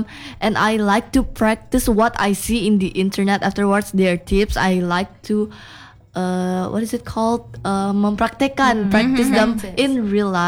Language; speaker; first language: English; non-native, fluent; Indonesian